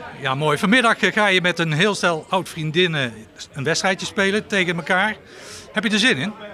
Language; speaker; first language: Dutch; native; Dutch